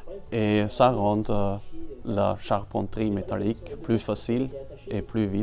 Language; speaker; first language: French; non-native, fluent; German